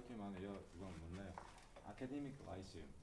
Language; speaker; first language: Korean; non-native, learner; Uzbek